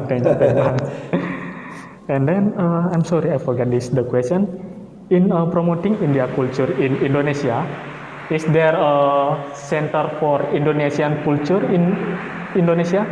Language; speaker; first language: English; non-native, learner; Indonesian